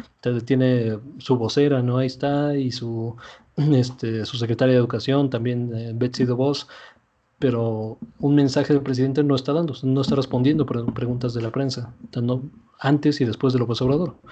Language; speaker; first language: Spanish; native; Spanish